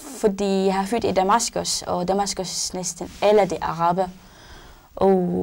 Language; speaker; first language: Danish; non-native, learner; Arabic